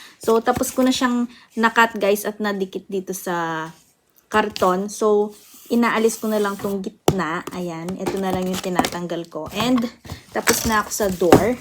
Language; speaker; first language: Filipino; non-native, local second language; Pampanga